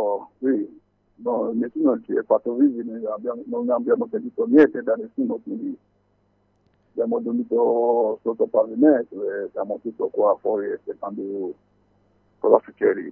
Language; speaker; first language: Italian; non-native, fluent; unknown